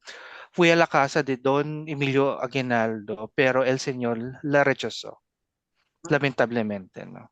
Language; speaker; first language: Spanish; non-native, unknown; Filipino